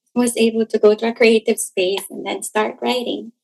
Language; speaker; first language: English; non-native, local second language; Cebuano